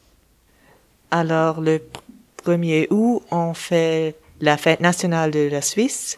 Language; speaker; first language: French; non-native, local second language; German